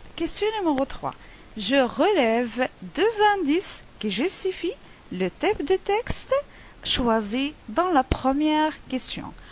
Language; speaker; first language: French; non-native, local second language; Arabic